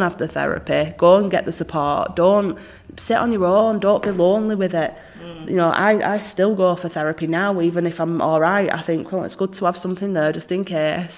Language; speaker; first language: English; native; English